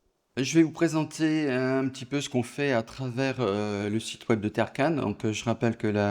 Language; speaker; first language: French; native; French